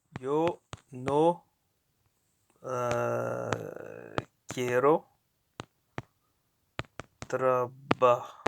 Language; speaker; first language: Spanish; non-native, learner; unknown